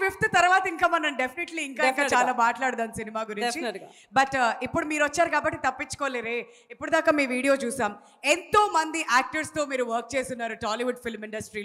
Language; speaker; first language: Telugu; native; Telugu